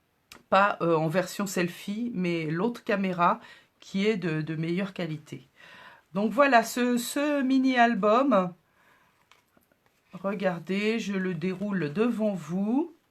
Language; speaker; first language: French; native; French